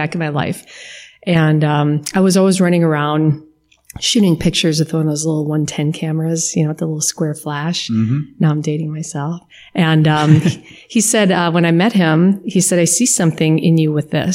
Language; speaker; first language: English; native; English